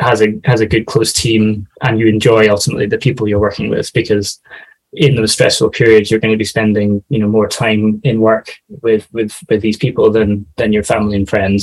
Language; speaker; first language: English; native; English